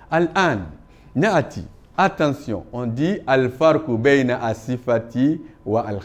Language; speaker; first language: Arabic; non-native, fluent; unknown